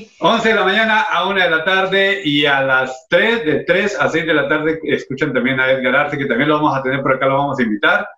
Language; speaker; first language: Spanish; native; Spanish